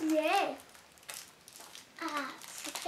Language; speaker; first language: French; native; French